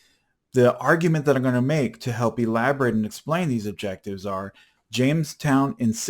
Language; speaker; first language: English; native; English